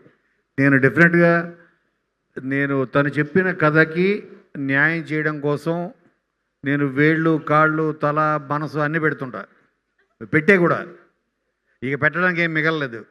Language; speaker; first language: Telugu; native; Telugu